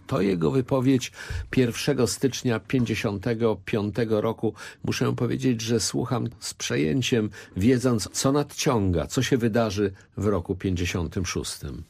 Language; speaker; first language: Polish; native; Polish